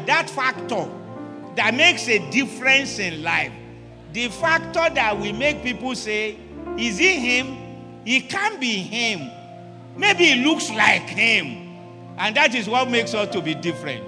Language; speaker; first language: English; non-native, local second language; Yoruba